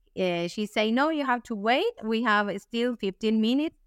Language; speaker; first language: English; non-native, fluent; Spanish